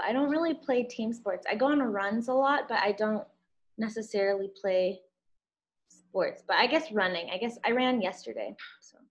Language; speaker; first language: English; native; English